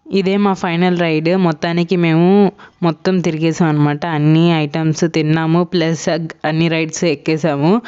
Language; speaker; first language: Telugu; non-native, local second language; Tamil